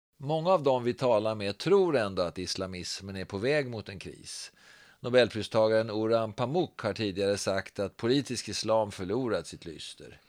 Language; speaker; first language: Swedish; native; Swedish